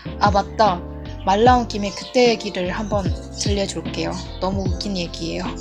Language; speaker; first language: Korean; non-native, fluent; Burmese